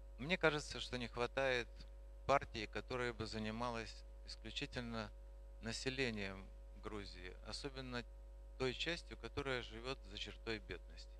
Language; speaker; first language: Russian; non-native, local second language; Georgian